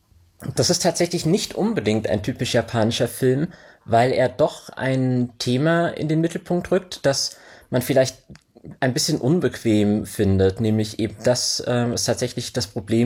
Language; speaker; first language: German; native; German